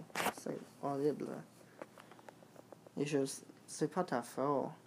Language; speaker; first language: French; non-native, learner; English